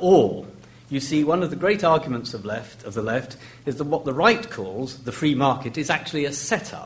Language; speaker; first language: English; native; English